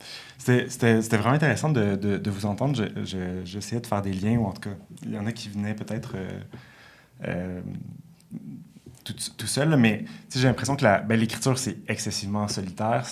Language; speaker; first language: French; native; French